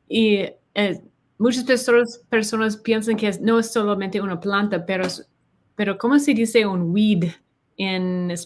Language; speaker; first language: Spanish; non-native, learner; English